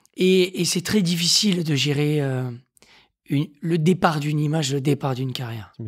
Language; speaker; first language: French; native; French